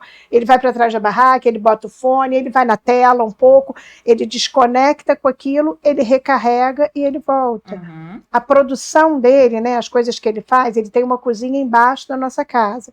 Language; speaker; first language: Portuguese; native; Portuguese